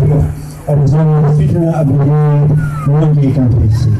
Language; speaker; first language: Russian; native; Russian